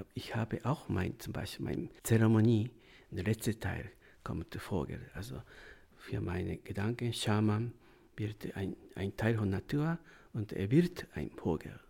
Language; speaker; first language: German; non-native, learner; Japanese